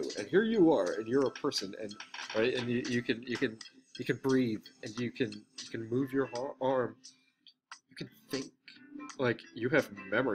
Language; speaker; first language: English; native; English